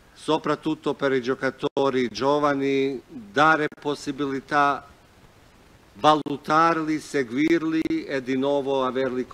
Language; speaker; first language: Italian; non-native, fluent; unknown